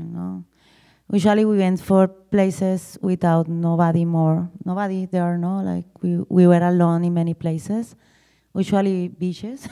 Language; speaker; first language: English; non-native, learner; Spanish